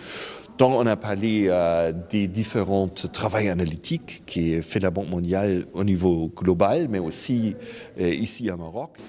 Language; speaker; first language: French; non-native, fluent; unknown